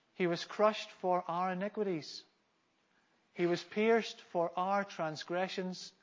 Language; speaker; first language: English; native; English